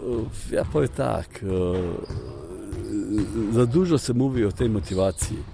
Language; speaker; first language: Polish; non-native, fluent; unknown